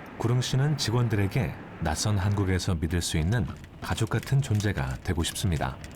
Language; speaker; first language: Korean; native; Korean